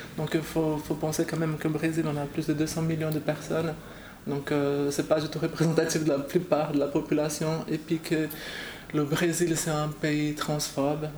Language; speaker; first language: French; non-native, fluent; Portuguese